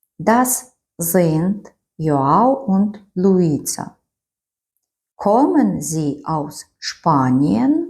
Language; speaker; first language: German; non-native, fluent; Ukrainian